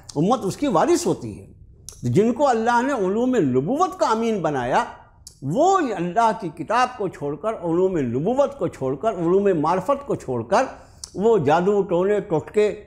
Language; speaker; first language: Urdu; native; Urdu